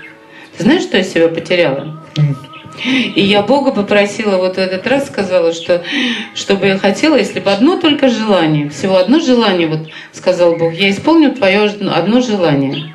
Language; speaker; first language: Russian; native; Russian